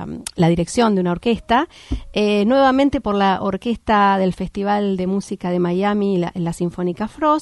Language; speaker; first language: Spanish; native; Spanish